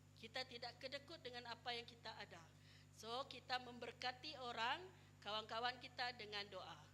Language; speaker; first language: Malay; non-native, local second language; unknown